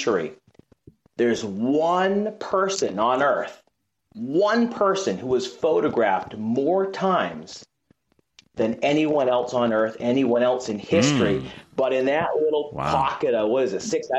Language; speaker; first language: English; native; English